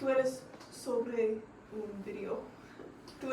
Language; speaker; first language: Spanish; non-native, learner; English